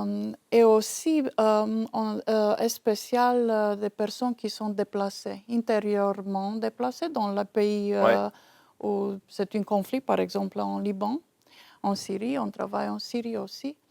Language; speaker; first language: French; non-native, fluent; Romanian